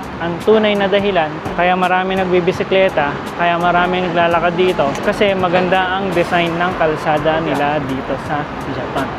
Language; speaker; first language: Filipino; native; Filipino